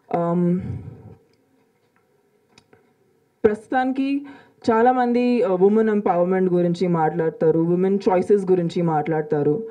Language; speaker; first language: Telugu; non-native, local second language; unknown